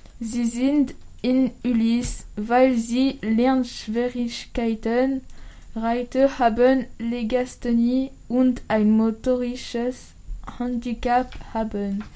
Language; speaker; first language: German; non-native, learner; French